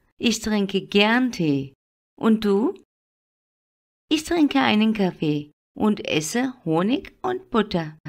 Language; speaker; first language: German; non-native, fluent; Turkish